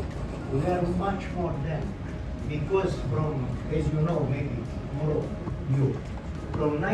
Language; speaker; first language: English; non-native, learner; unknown